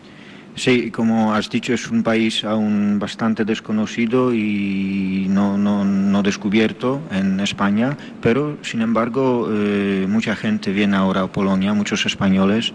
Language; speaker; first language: Spanish; non-native, fluent; Polish